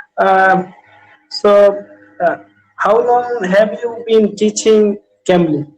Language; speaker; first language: English; non-native, learner; Bangla